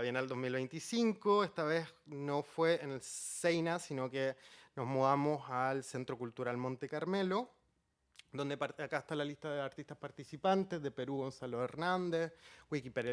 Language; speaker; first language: Spanish; native; Spanish